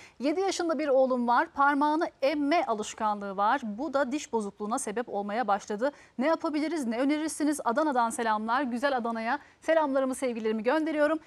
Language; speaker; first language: Turkish; early bilingual, heritage; Turkish